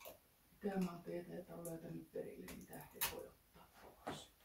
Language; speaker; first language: Finnish; native; Finnish